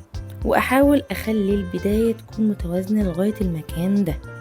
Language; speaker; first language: Arabic; native; Arabic